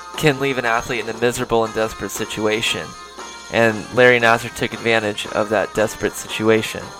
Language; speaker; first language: English; native; English